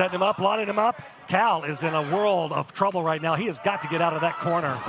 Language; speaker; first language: English; native; English